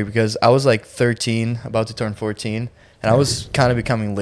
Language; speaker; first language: English; non-native, fluent; Ukrainian